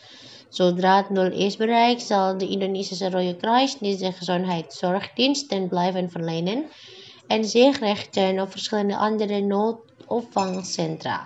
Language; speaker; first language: Dutch; non-native, fluent; Indonesian